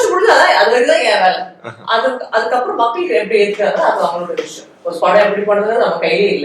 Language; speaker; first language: Tamil; native; Tamil